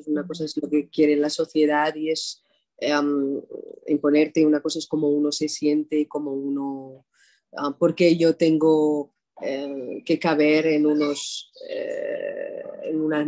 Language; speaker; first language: Spanish; non-native, fluent; Arabic